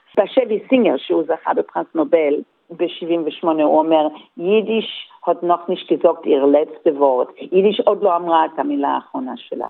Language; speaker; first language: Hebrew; non-native, fluent; Yiddish